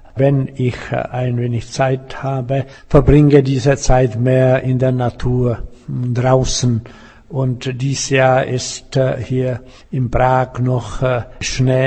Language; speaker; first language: German; non-native, fluent; Czech